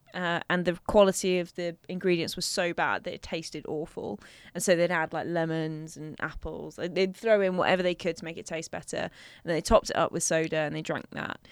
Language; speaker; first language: English; native; English